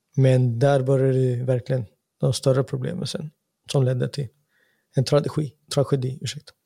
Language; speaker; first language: Swedish; native; Swedish